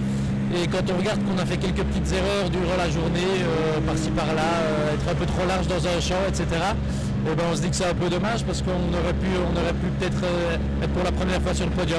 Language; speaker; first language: French; native; French